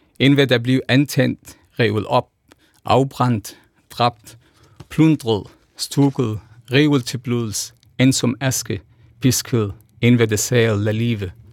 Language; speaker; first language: Danish; non-native, fluent; Kurdish